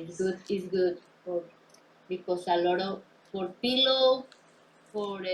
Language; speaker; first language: English; non-native, learner; Spanish